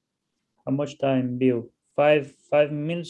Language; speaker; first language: English; non-native, learner; Portuguese